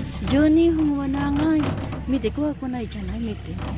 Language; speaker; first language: Japanese; non-native, learner; Filipino